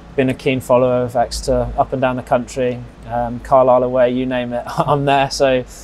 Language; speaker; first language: English; native; English